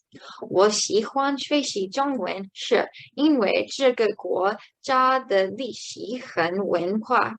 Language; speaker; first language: Chinese; non-native, learner; English